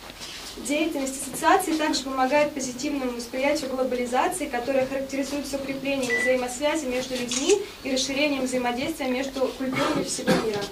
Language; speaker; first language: Russian; native; Russian